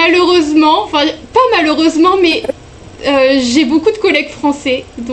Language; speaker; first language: French; native; French